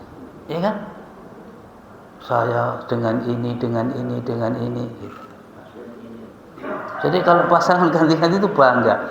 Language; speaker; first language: Indonesian; native; Indonesian